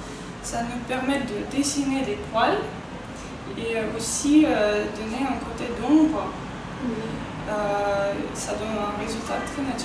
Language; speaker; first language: French; non-native, fluent; Russian